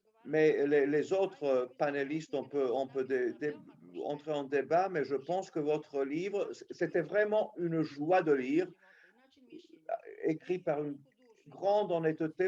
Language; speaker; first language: French; non-native, local second language; Serbian